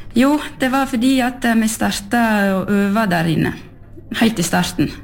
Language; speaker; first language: Norwegian; non-native, fluent; French